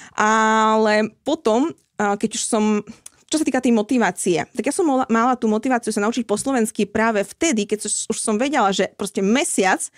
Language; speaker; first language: Slovak; non-native, fluent; Ukrainian